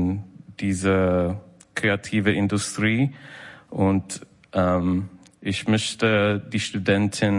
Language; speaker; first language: German; non-native, learner; English